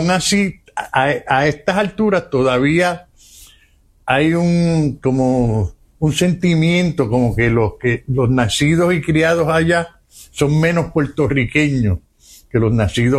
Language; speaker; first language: Spanish; native; Spanish